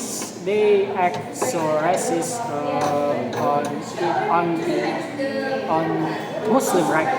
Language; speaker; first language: English; non-native, learner; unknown